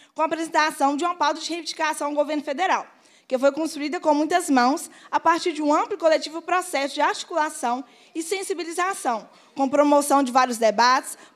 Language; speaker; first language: Portuguese; native; Portuguese